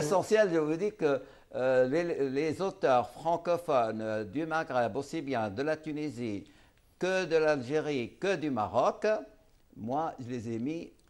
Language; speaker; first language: French; non-native, local second language; Arabic